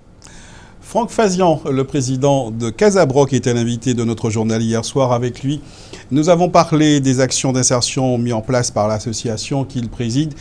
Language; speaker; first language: French; native; French